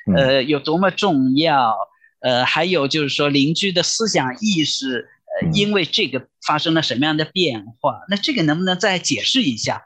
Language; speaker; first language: Chinese; native; Chinese